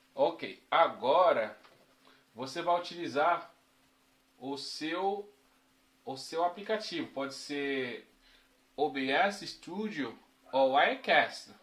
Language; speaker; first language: Portuguese; non-native, fluent; Haitian Creole